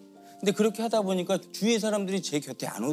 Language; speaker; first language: Korean; native; Korean